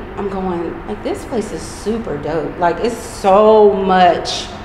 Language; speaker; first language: English; native; English